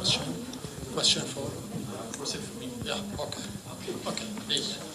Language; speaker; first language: English; non-native, fluent; Arabic